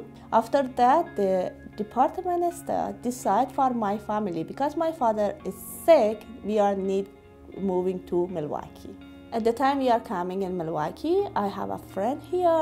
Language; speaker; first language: English; non-native, learner; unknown